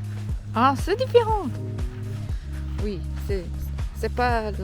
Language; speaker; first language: French; non-native, learner; Korean